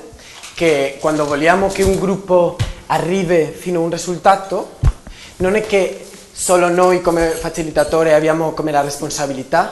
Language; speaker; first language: Italian; non-native, learner; Spanish